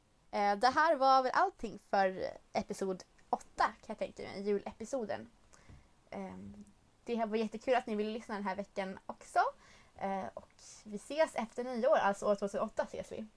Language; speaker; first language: Swedish; native; Swedish